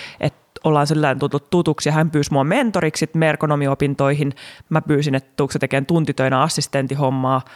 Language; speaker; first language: Finnish; native; Finnish